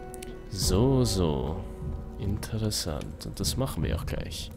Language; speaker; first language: German; native; German